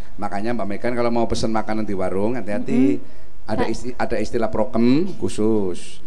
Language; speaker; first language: Indonesian; non-native, local second language; Javanese